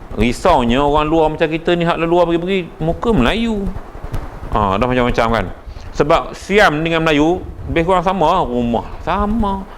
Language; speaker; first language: Malay; native; Malay